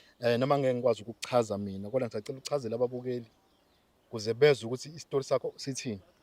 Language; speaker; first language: Zulu; native; Zulu